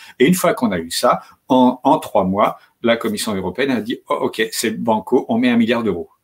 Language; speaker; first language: French; native; French